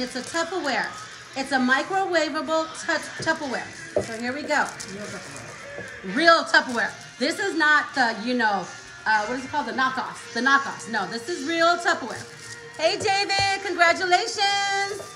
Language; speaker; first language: English; early bilingual, other home language; Spanish